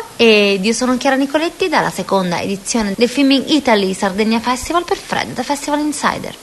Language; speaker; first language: Italian; native; Italian